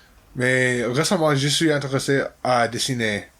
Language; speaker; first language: French; non-native, learner; English